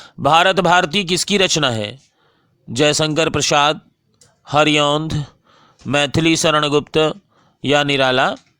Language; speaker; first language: Hindi; native; Hindi